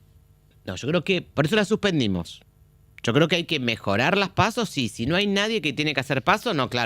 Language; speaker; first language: Spanish; native; Spanish